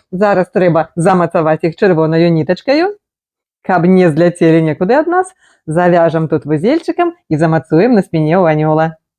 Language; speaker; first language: Belarusian; non-native, local second language; Russian